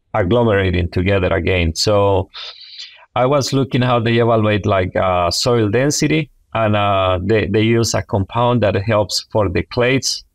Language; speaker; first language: English; non-native, fluent; Spanish